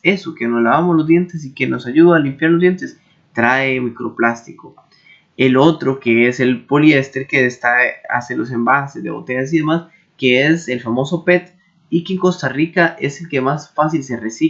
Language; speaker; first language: Spanish; native; Spanish